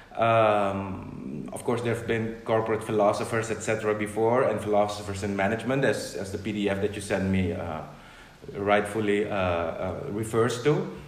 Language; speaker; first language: English; non-native, fluent; Dutch